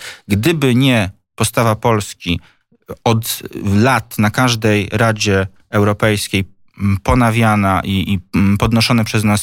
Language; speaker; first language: Polish; native; Polish